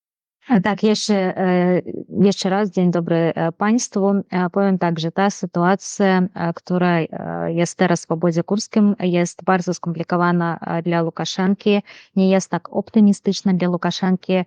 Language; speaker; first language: Polish; non-native, fluent; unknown